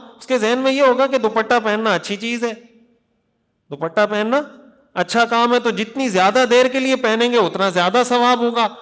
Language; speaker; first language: Urdu; non-native, local second language; Pashto